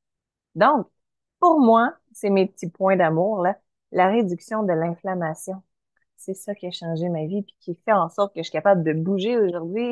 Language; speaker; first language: French; native; French